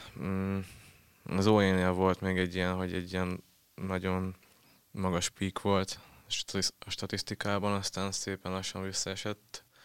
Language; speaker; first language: Hungarian; native; Hungarian